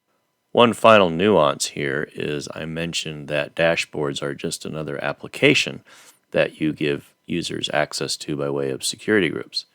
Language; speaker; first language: English; native; English